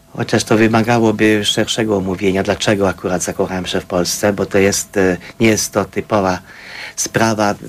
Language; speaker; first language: Polish; non-native, fluent; Hungarian